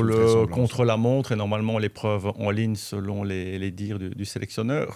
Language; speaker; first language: French; native; French